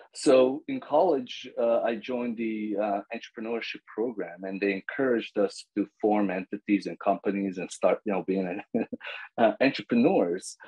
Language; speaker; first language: English; non-native, fluent; Bosnian